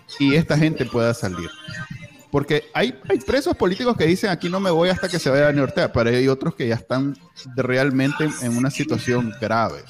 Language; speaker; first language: Spanish; native; Spanish